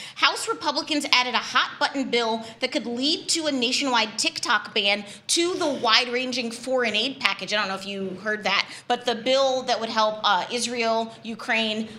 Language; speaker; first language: English; native; English